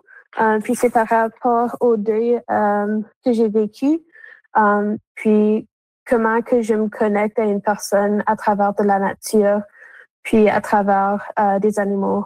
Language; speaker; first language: French; native; French